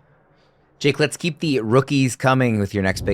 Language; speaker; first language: English; native; English